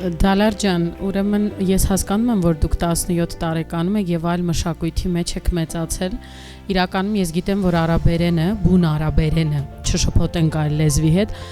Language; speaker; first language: Armenian; native; Armenian